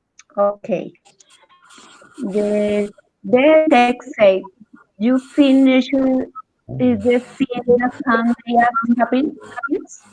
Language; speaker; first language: English; non-native, learner; Spanish